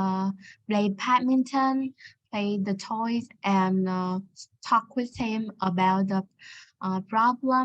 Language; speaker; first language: English; non-native, learner; Vietnamese